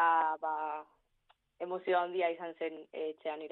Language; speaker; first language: Basque; non-native, local second language; Spanish